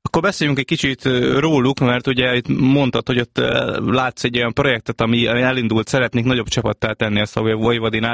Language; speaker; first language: Hungarian; native; Hungarian